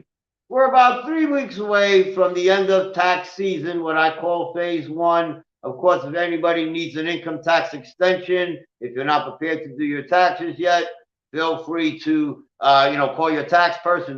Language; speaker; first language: English; native; English